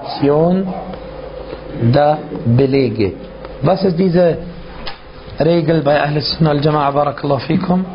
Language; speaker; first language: German; non-native, fluent; Arabic